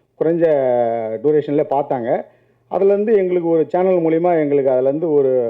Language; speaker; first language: Tamil; native; Tamil